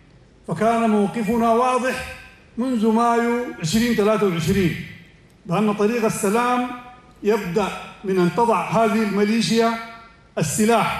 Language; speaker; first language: Arabic; native; Arabic